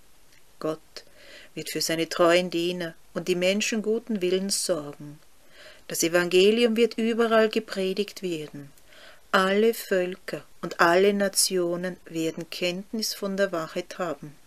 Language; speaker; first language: German; native; German